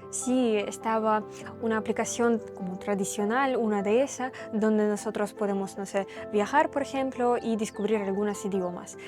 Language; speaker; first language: Spanish; non-native, learner; Russian